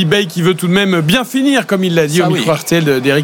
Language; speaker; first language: French; native; French